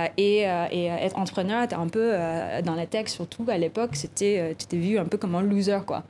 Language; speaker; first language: French; non-native, fluent; Filipino